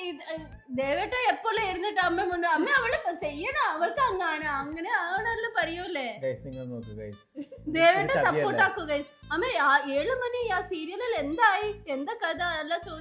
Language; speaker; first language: Malayalam; non-native, learner; Tamil